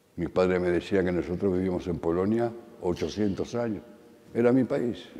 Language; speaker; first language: Spanish; early bilingual, other home language; Polish